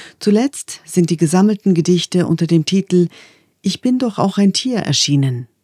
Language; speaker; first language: German; native; German